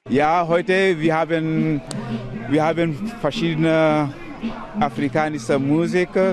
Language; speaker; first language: German; non-native, learner; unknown